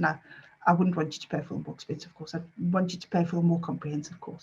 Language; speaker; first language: English; native; English